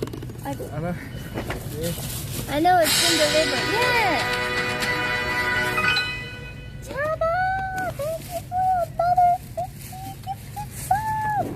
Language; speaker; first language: English; non-native, fluent; Korean